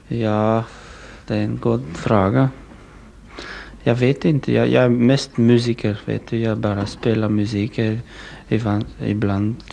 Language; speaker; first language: Swedish; non-native, learner; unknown